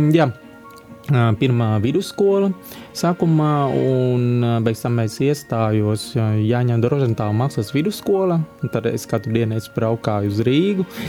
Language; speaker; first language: Latvian; non-native, fluent; Vietnamese